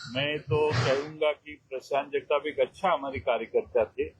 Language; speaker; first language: Hindi; non-native, local second language; Marathi